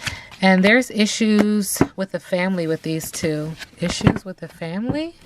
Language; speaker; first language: English; native; English